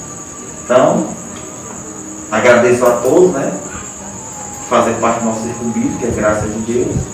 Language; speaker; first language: Portuguese; native; Portuguese